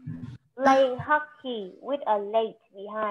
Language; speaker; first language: English; non-native, fluent; Vietnamese